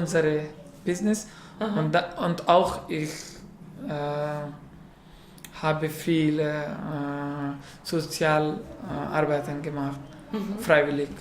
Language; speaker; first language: German; non-native, learner; Pashto